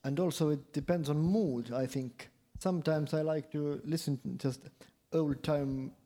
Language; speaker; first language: English; non-native, fluent; Estonian